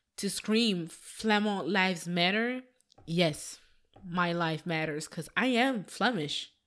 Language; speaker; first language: English; non-native, fluent; Dutch